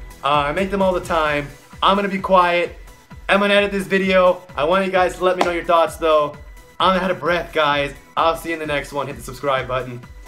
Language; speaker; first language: English; native; English